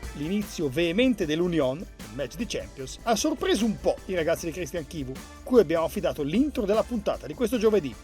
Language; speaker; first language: Italian; native; Italian